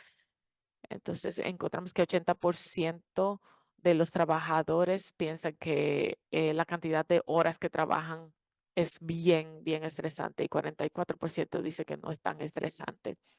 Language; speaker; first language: Spanish; non-native, fluent; English